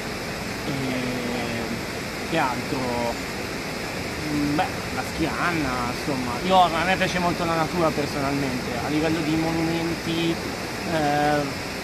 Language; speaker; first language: Italian; native; Italian